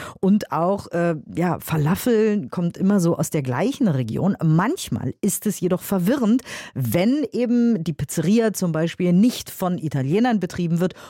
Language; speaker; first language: German; native; German